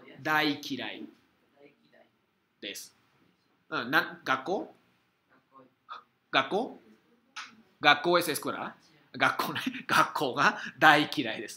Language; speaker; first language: Japanese; non-native, fluent; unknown